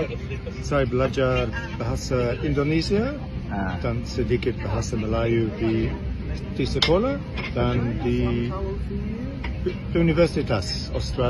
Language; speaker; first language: Indonesian; non-native, learner; English